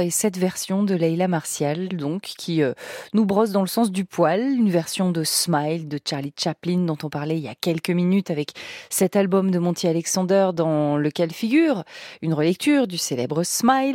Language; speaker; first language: French; native; French